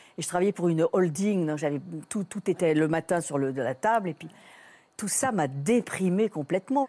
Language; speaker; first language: French; native; French